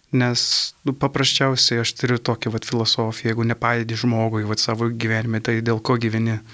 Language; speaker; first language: Lithuanian; early bilingual, heritage; Lithuanian